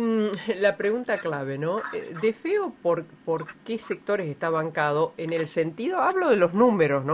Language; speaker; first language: Spanish; native; Spanish